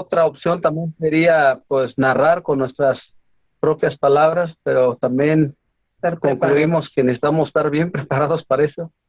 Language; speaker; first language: Spanish; native; Spanish